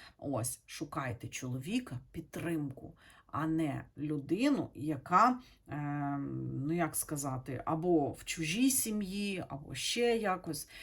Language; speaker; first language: Ukrainian; non-native, local second language; Russian